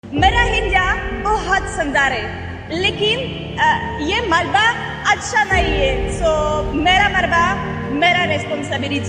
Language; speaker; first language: Hindi; non-native, learner; French